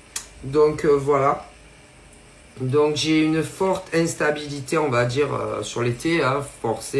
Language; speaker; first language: French; native; French